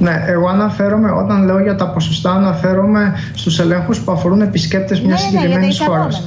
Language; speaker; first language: Greek; native; Greek